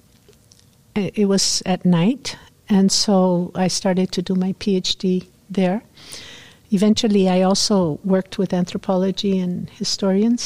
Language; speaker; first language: English; non-native, fluent; Spanish